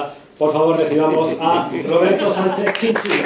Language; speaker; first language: Spanish; native; Spanish